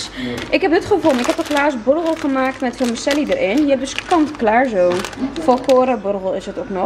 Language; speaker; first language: Dutch; native; Dutch